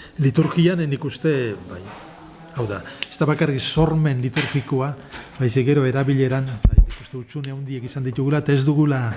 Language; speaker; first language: Basque; native; Basque